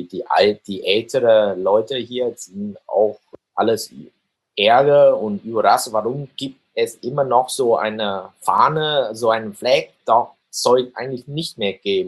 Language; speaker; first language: German; non-native, fluent; Vietnamese